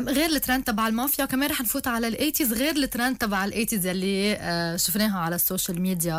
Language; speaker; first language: Arabic; native; Arabic